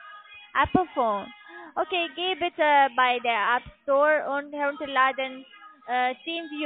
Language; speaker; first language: German; non-native, learner; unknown